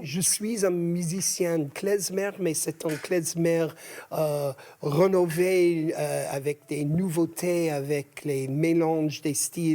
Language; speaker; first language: French; non-native, fluent; English